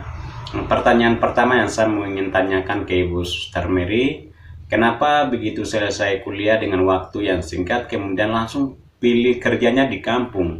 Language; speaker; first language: Indonesian; non-native, local second language; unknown